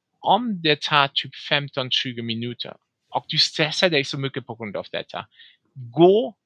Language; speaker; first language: Swedish; non-native, fluent; German